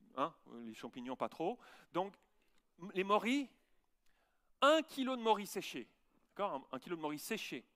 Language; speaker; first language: French; native; French